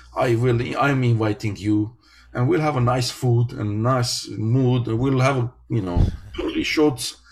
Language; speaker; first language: English; non-native, fluent; Armenian